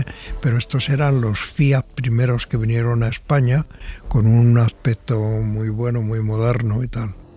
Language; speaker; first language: Spanish; native; Spanish